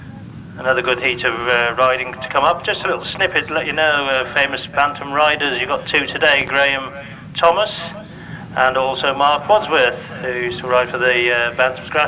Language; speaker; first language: English; native; English